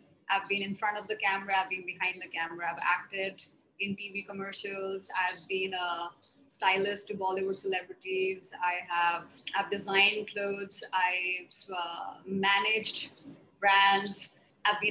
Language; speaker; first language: English; non-native, local second language; Hindi